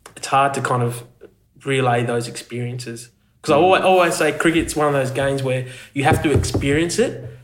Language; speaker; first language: English; native; English